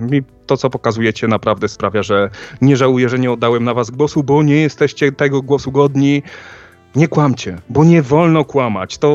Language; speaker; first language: Polish; native; Polish